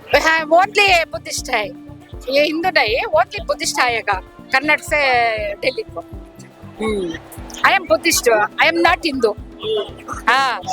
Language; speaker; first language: Hindi; non-native, local second language; Kannada